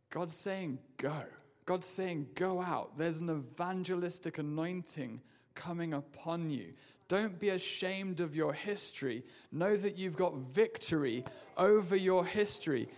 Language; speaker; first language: English; native; English